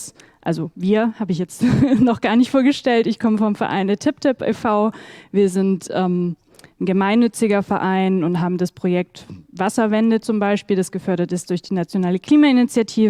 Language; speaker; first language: German; native; German